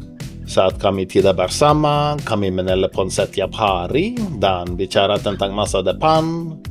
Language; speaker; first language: Indonesian; non-native, fluent; Norwegian